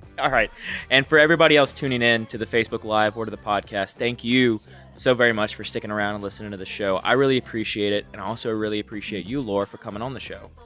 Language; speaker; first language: English; native; English